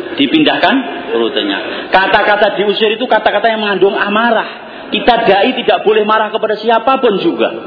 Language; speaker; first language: Indonesian; non-native, local second language; Javanese